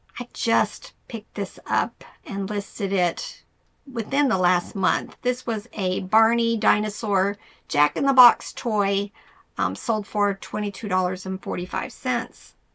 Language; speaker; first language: English; native; English